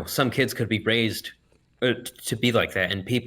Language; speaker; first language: English; native; English